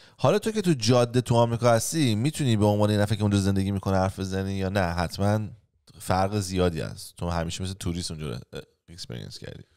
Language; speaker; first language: Persian; native; Persian